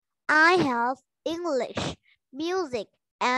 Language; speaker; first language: English; non-native, learner; Vietnamese